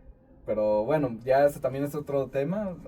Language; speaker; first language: Spanish; native; Spanish